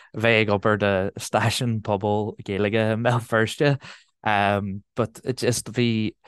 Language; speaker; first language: Irish; non-native, local second language; English